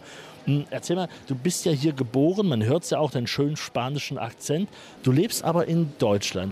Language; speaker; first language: German; native; German